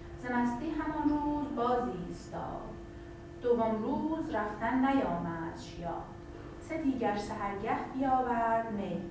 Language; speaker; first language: Persian; native; Persian